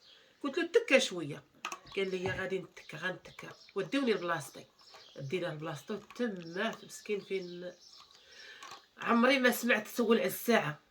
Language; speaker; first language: Arabic; native; Arabic